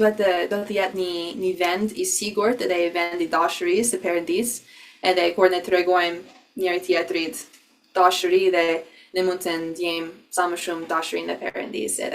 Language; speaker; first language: Albanian; non-native, learner; English